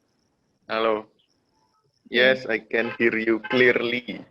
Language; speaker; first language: English; non-native, learner; Indonesian